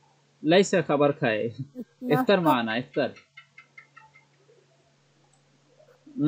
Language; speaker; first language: Arabic; non-native, learner; Bangla